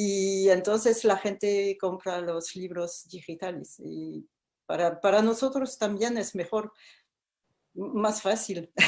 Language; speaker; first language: Spanish; non-native, fluent; French